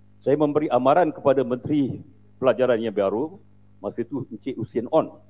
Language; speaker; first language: Malay; native; Malay